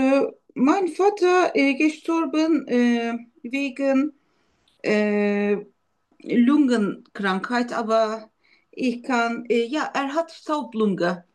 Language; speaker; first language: German; non-native, learner; Turkish